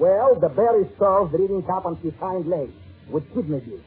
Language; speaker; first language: English; non-native, fluent; Russian